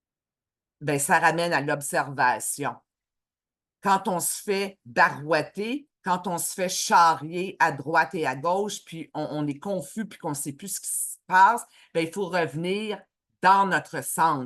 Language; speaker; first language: French; native; French